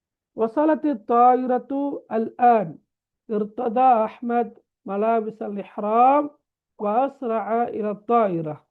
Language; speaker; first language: Arabic; non-native, fluent; Tamil